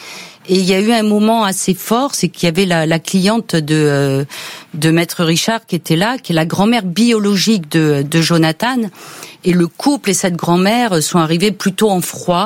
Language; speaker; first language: French; native; French